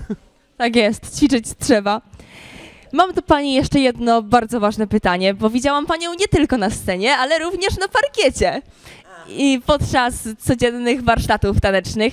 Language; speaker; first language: Polish; native; Polish